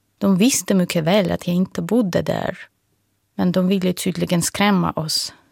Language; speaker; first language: Swedish; non-native, fluent; Russian